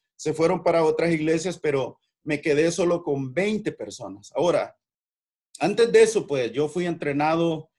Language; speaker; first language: Spanish; native; Spanish